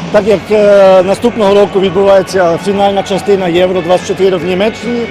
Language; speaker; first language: Ukrainian; early bilingual, heritage; Ukrainian